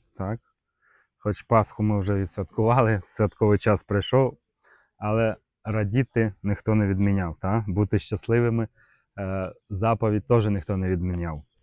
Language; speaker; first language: Ukrainian; non-native, local second language; Russian